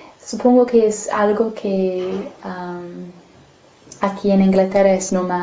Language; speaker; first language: Spanish; non-native, fluent; English